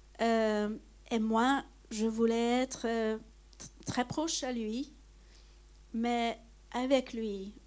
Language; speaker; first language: French; non-native, fluent; Hungarian